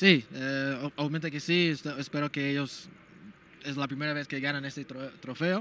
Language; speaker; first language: Spanish; non-native, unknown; English